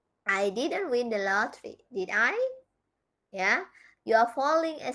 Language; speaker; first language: English; non-native, fluent; Indonesian